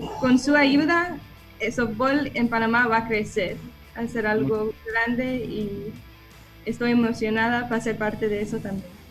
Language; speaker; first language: Spanish; early bilingual, heritage; English